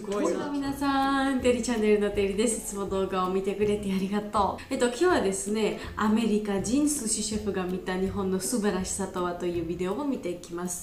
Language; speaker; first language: Japanese; non-native, learner; Georgian